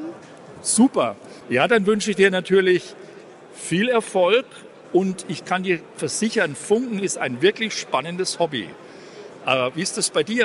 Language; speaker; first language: German; native; German